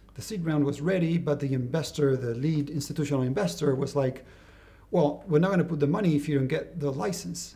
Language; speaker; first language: English; non-native, fluent; Spanish